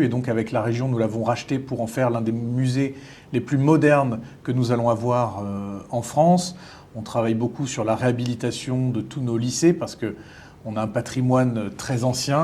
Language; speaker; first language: French; native; French